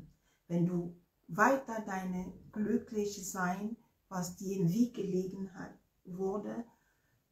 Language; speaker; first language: German; non-native, fluent; Ewe